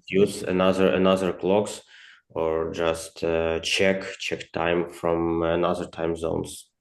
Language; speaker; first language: English; non-native, learner; Ukrainian